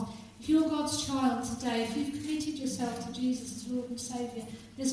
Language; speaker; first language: English; native; English